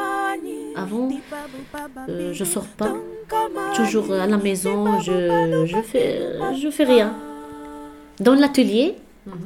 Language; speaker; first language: French; non-native, learner; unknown